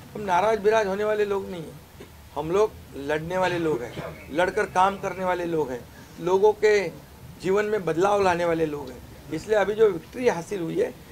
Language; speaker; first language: Hindi; non-native, local second language; Marathi